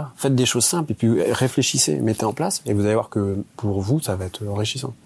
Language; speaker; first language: French; native; French